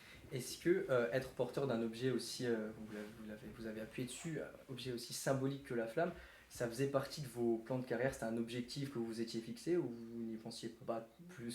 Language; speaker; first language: French; native; French